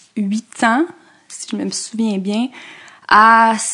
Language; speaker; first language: French; native; French